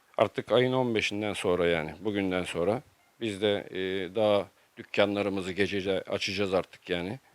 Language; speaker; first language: Turkish; native; Turkish